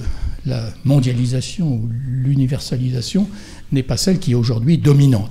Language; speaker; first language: French; native; French